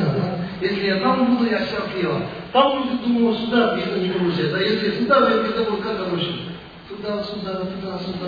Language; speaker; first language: Russian; non-native, learner; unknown